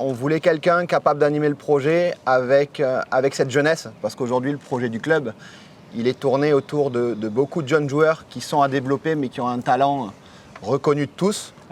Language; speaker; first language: French; native; French